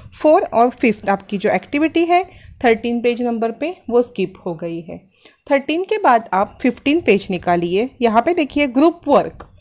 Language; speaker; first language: Hindi; non-native, local second language; Marathi